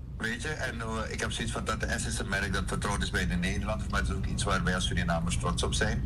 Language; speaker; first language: Dutch; native; Dutch